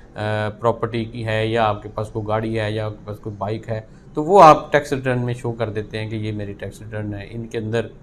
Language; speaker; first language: Urdu; non-native, local second language; Punjabi